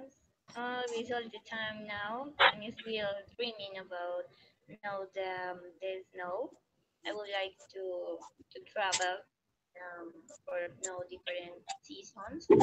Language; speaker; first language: English; non-native, learner; Spanish